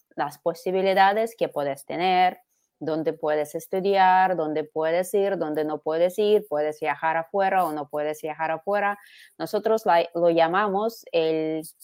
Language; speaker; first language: Spanish; non-native, fluent; Russian